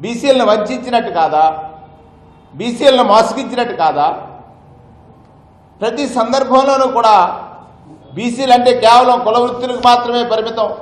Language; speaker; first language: Telugu; native; Telugu